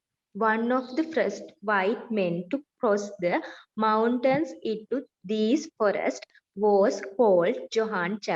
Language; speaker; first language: English; non-native, learner; Sinhala